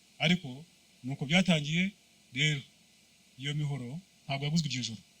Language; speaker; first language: Kinyarwanda; early bilingual, heritage; Kinyarwanda